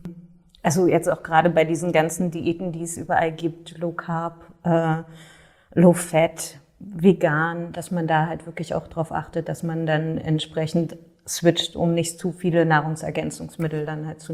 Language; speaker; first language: German; native; German